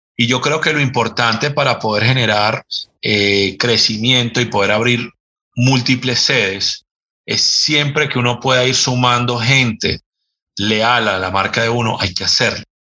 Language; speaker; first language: Spanish; native; Spanish